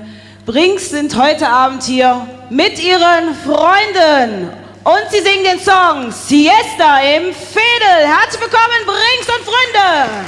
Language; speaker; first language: German; native; German